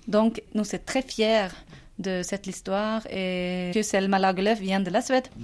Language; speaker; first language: French; non-native, fluent; Swedish